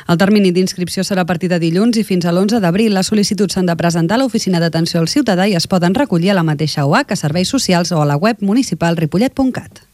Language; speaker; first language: Catalan; native; Catalan